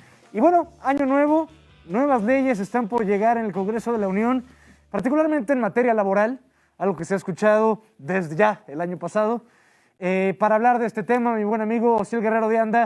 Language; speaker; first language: Spanish; native; Spanish